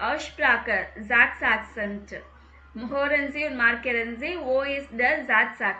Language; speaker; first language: German; non-native, fluent; Tamil